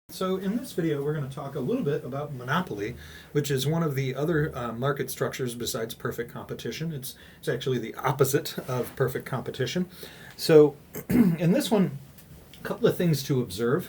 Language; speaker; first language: English; native; English